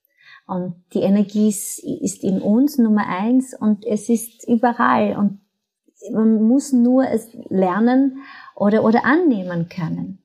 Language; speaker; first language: German; non-native, fluent; Portuguese